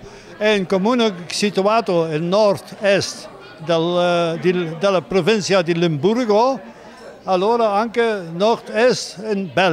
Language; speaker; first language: Italian; non-native, learner; Dutch